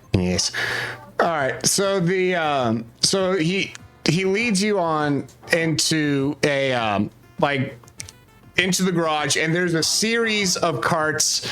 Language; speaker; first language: English; native; English